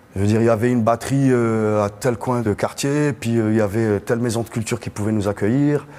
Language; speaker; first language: French; non-native, local second language; Arabic